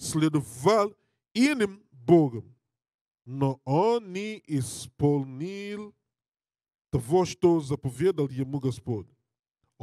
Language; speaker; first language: Russian; non-native, learner; English